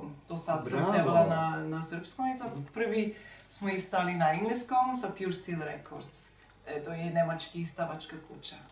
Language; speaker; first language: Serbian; non-native, learner; German